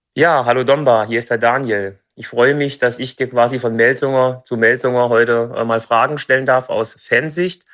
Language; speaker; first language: German; native; German